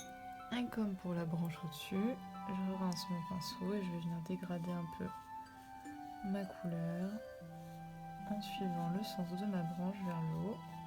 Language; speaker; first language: French; native; French